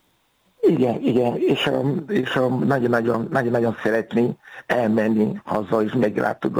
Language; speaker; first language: Hungarian; non-native, fluent; Yoruba